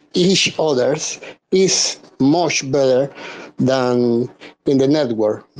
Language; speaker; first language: English; non-native, learner; Spanish